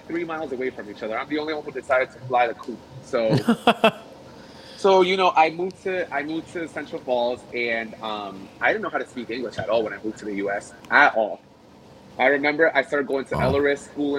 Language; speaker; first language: English; early bilingual, other home language; Spanish